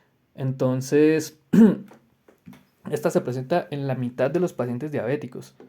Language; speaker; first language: Spanish; native; Spanish